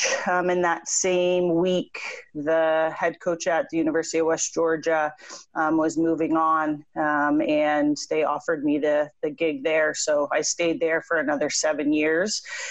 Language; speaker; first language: English; native; English